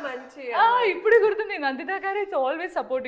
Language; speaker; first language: Telugu; non-native, learner; Malayalam